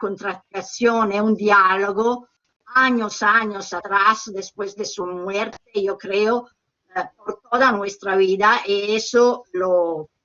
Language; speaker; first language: Spanish; non-native, learner; Italian